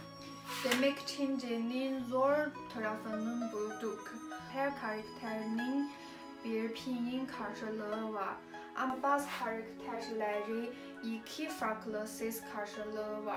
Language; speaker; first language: Turkish; non-native, learner; Chinese